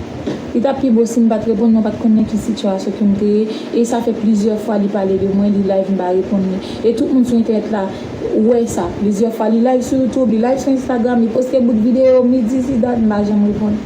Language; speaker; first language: French; non-native, local second language; Haitian Creole